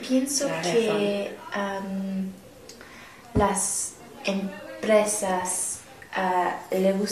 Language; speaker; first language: Spanish; non-native, learner; English